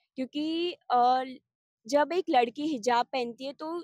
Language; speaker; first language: Hindi; non-native, local second language; Gujarati